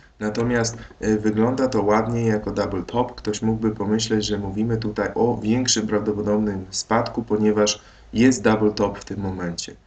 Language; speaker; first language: Polish; native; Polish